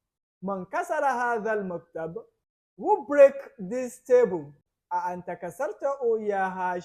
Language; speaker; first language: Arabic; non-native, fluent; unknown